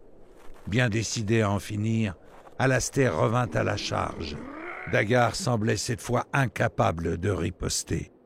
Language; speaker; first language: French; native; French